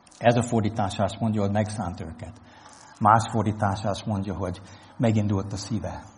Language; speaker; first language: Hungarian; non-native, fluent; English